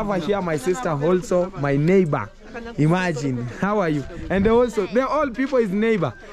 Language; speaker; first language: English; non-native, learner; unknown